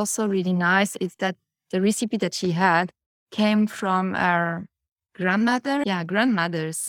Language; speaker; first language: English; non-native, fluent; French